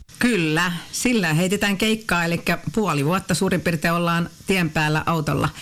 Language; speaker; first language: Finnish; native; Finnish